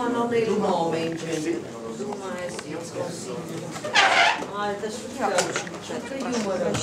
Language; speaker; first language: Italian; non-native, fluent; Russian